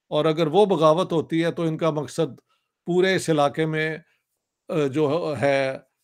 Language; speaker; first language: Urdu; non-native, local second language; Punjabi